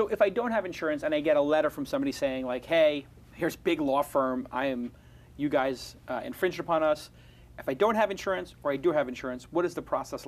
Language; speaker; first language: English; native; English